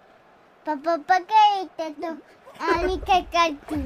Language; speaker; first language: Italian; early bilingual, heritage; Italian